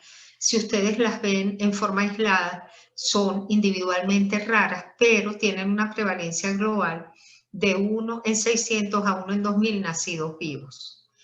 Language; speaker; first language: Spanish; native; Spanish